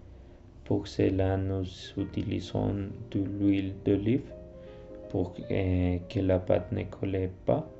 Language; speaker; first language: French; non-native, learner; Spanish